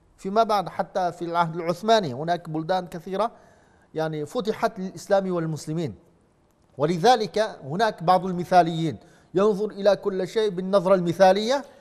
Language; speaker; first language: Arabic; non-native, fluent; Uyghur